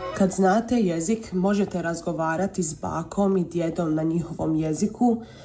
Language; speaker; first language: Croatian; early bilingual, heritage; Croatian